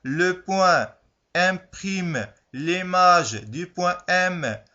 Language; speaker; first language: French; non-native, local second language; Arabic